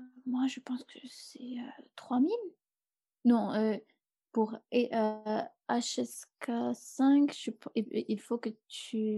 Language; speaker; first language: French; non-native, fluent; English